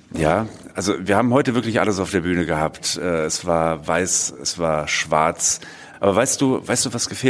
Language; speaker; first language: German; native; German